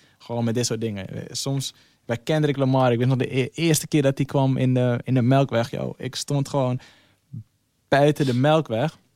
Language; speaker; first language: Dutch; early bilingual, other home language; Somali